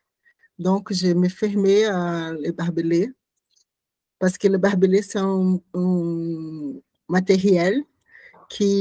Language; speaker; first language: French; non-native, learner; Portuguese